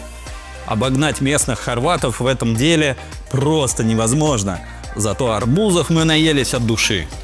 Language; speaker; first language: Russian; native; Russian